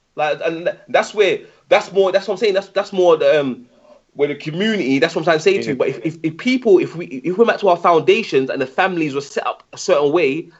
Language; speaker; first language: English; native; English